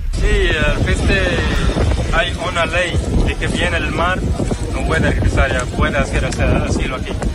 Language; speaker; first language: Spanish; non-native, learner; Arabic